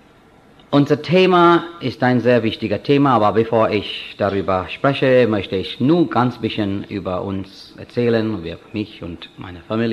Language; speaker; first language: German; non-native, fluent; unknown